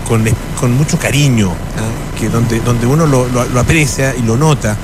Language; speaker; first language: Spanish; native; Spanish